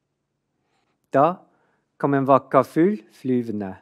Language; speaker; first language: Norwegian; non-native, fluent; Chinese